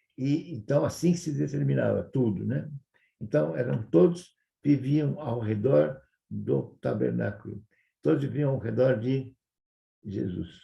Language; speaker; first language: Portuguese; non-native, fluent; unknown